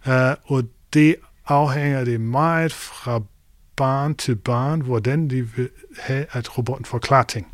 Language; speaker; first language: Danish; non-native, fluent; German